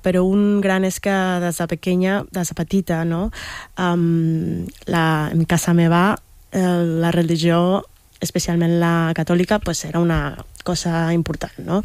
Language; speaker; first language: Catalan; non-native, fluent; Spanish